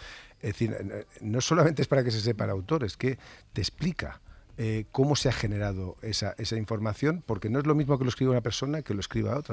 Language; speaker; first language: Spanish; native; Spanish